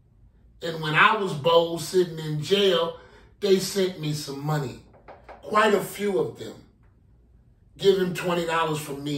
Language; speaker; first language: English; native; English